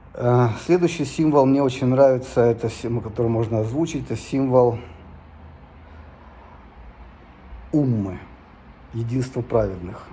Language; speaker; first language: Russian; native; Russian